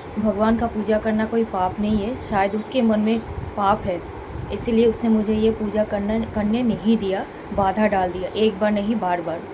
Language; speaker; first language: Hindi; non-native, local second language; Bangla